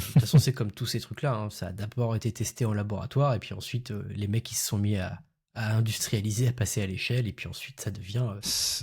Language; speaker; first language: French; native; French